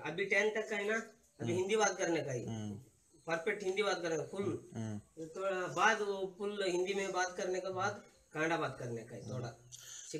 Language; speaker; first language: Hindi; non-native, local second language; Kannada